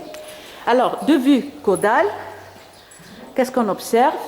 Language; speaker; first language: French; non-native, local second language; Arabic